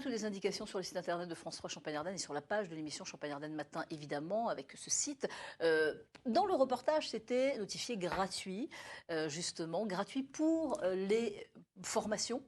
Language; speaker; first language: French; native; French